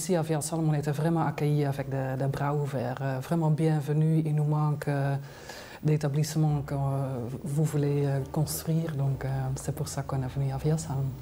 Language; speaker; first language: French; non-native, fluent; Dutch